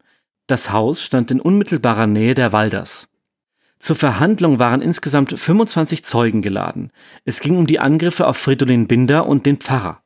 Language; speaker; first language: German; native; German